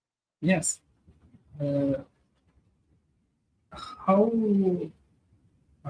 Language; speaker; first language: English; non-native, learner; Portuguese